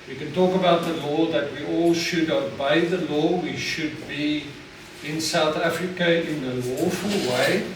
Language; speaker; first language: English; non-native, local second language; Afrikaans